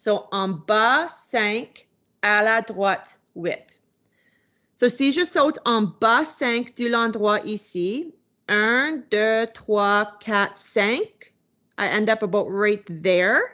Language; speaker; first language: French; non-native, local second language; English